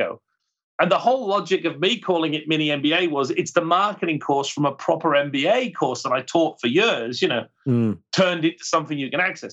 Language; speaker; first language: English; native; English